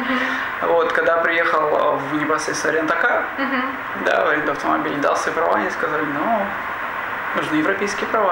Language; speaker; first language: Russian; native; Russian